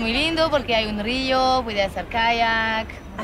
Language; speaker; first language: Spanish; non-native, learner; French